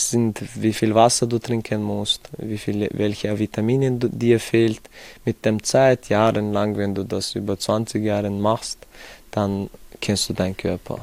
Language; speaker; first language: German; non-native, fluent; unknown